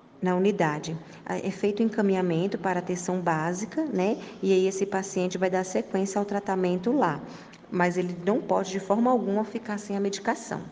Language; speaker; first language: Portuguese; native; Portuguese